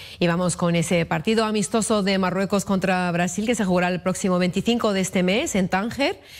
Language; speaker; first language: Spanish; non-native, fluent; Arabic